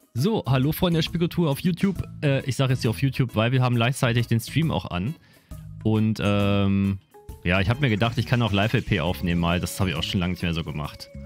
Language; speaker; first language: German; native; German